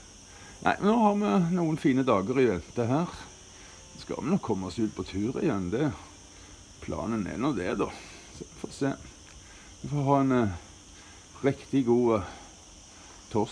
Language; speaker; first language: Norwegian; native; Norwegian